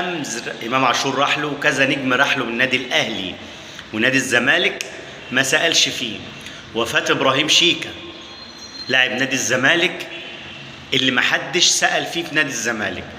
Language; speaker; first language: Arabic; native; Arabic